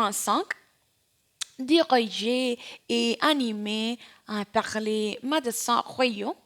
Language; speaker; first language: French; non-native, learner; Spanish